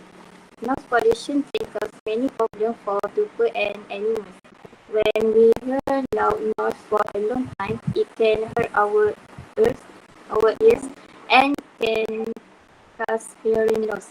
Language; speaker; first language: English; non-native, local second language; Malay